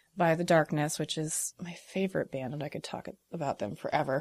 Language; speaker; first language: English; native; English